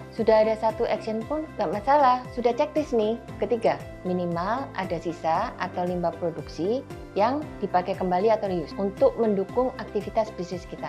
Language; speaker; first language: Indonesian; native; Indonesian